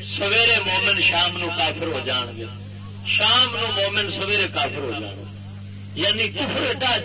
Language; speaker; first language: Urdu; non-native, local second language; Punjabi